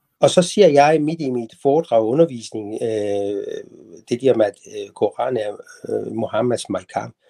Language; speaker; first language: Danish; non-native, fluent; Persian